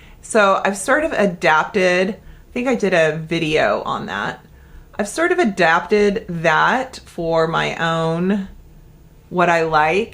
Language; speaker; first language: English; native; English